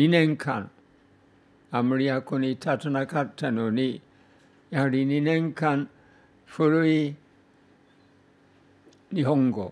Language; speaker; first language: Japanese; non-native, fluent; English